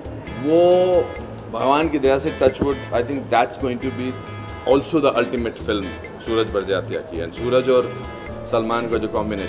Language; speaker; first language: Hindi; native; Hindi